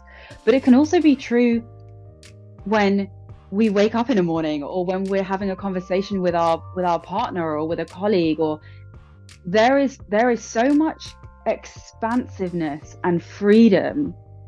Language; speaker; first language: English; native; English